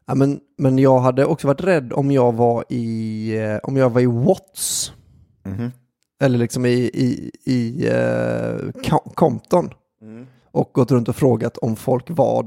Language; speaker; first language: Swedish; native; Swedish